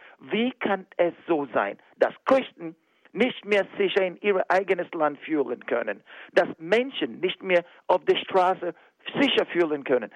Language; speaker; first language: German; non-native, fluent; Igbo